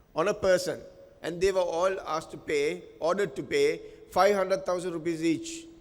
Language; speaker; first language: English; non-native, local second language; Sinhala